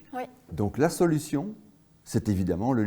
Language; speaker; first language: French; native; French